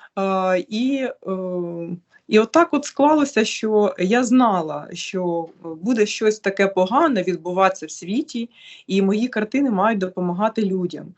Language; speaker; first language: Ukrainian; native; Ukrainian